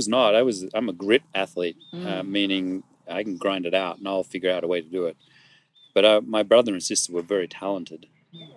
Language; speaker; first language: English; native; English